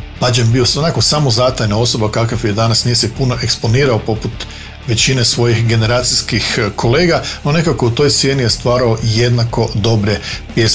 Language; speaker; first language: Croatian; native; Croatian